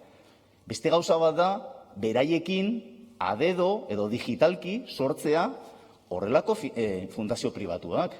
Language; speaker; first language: Basque; non-native, local second language; Spanish